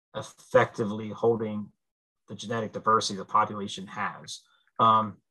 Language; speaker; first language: English; native; English